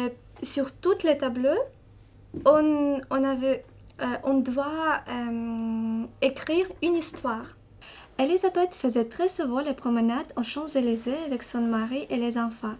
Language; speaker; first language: French; non-native, learner; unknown